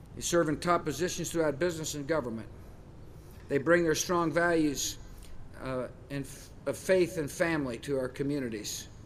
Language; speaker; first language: English; native; English